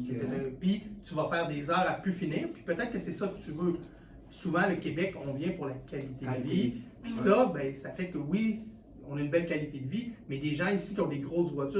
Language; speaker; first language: French; native; French